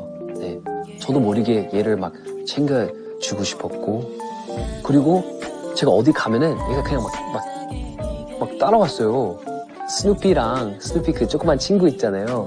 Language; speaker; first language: Korean; non-native, fluent; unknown